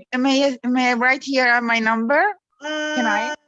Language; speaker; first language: English; non-native, learner; Italian